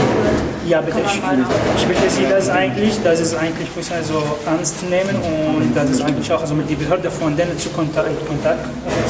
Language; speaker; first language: German; non-native, learner; Arabic